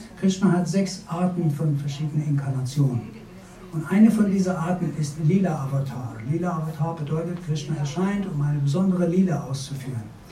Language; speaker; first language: German; non-native, fluent; Persian